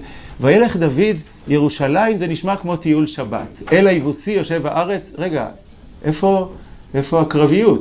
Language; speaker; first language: Hebrew; native; Hebrew